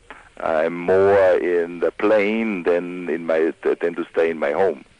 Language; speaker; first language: English; non-native, fluent; German